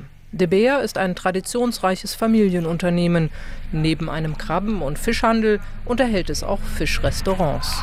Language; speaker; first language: German; native; German